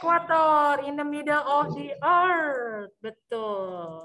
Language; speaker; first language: English; non-native, learner; Indonesian